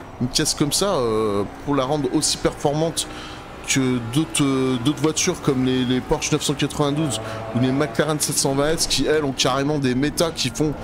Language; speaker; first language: French; native; French